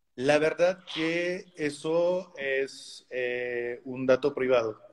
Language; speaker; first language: Spanish; non-native, fluent; French